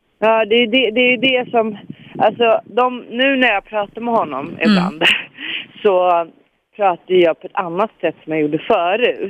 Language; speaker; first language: Swedish; native; Swedish